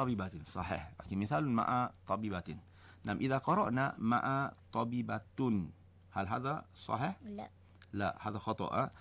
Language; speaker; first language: Arabic; non-native, fluent; Malay